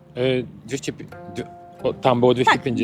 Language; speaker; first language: Polish; native; Polish